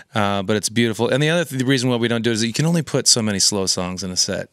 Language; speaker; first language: English; native; English